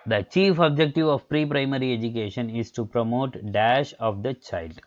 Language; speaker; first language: English; non-native, local second language; Tamil